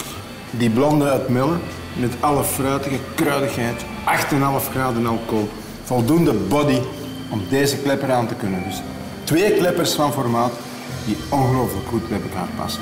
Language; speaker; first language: Dutch; native; Dutch